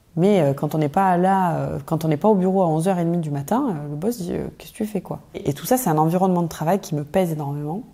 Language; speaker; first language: French; native; French